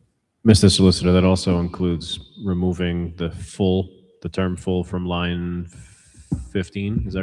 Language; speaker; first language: English; native; English